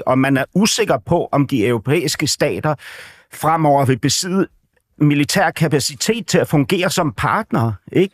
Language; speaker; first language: Danish; native; Danish